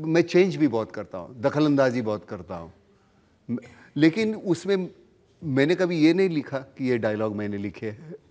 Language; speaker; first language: Hindi; non-native, local second language; Marathi